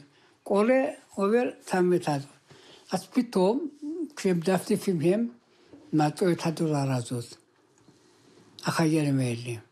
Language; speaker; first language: Hebrew; early bilingual, other home language; Amharic